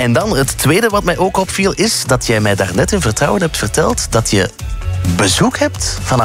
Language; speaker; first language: Dutch; native; Dutch